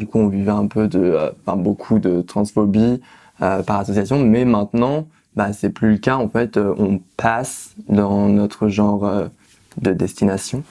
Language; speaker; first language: French; native; French